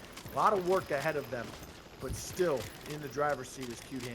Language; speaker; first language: English; native; English